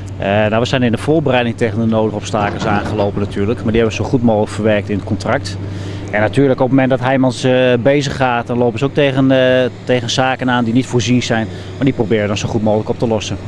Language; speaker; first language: Dutch; native; Dutch